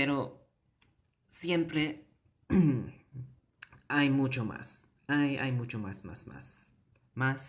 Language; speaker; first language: Spanish; non-native, learner; Cebuano